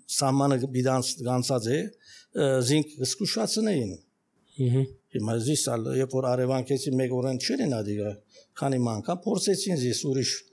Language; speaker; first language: Armenian; early bilingual, heritage; Armenian